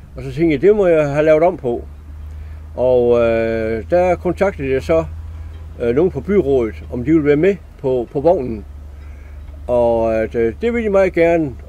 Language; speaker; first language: Danish; native; Danish